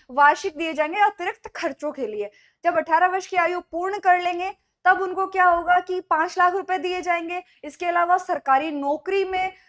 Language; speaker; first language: Hindi; native; Hindi